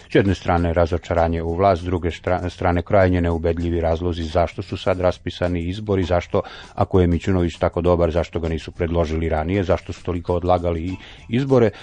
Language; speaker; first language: Serbian; non-native, local second language; Rusyn